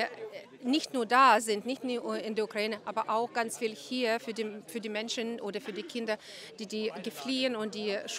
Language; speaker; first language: German; non-native, fluent; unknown